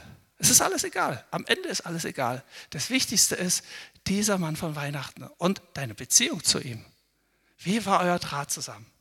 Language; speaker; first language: German; native; German